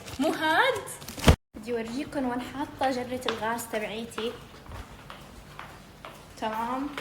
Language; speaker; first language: Arabic; native; Arabic